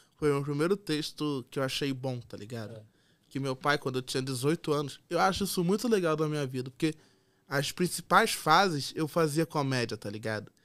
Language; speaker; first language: Portuguese; native; Portuguese